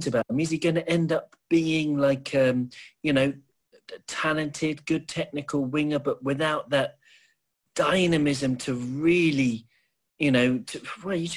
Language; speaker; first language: English; native; English